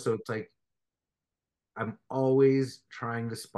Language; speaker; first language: English; native; English